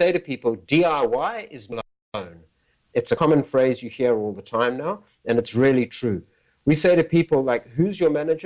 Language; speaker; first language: English; native; English